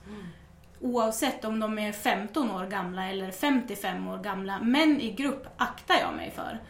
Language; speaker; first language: Swedish; native; Swedish